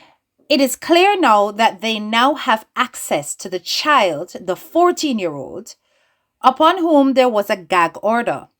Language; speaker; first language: English; native; English